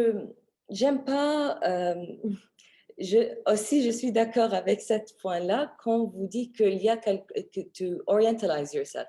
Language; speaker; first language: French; non-native, fluent; Arabic